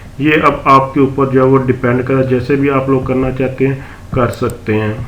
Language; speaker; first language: Urdu; non-native, local second language; Punjabi